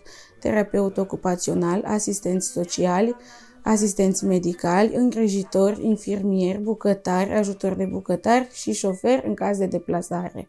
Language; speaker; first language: Romanian; native; Romanian